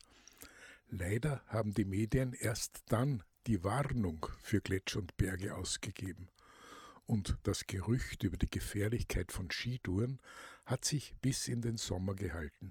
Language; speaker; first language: German; native; German